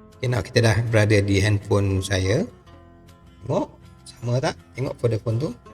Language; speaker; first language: Malay; native; Malay